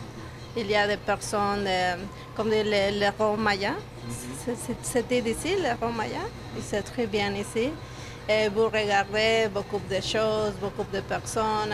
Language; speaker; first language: French; non-native, learner; Spanish